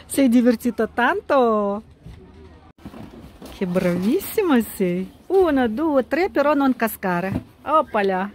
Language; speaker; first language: Italian; non-native, learner; Russian